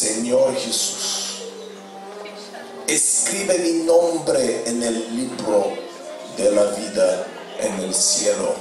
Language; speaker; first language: Spanish; non-native, fluent; Bulgarian